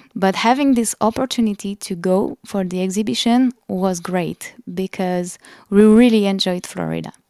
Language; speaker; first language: English; non-native, fluent; French